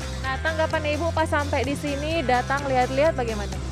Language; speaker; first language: Indonesian; non-native, local second language; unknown